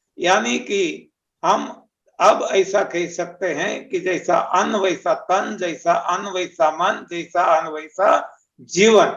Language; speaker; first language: Hindi; non-native, local second language; Marathi